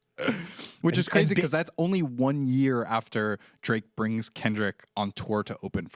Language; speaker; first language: English; native; English